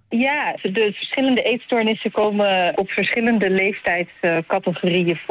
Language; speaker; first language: Dutch; native; Dutch